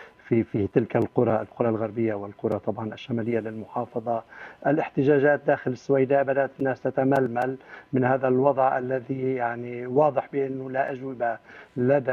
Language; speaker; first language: Arabic; native; Arabic